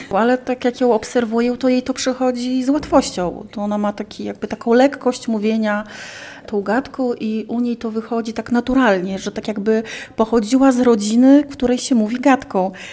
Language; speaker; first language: Polish; native; Polish